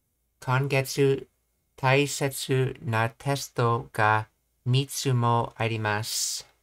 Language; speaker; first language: Japanese; non-native, learner; English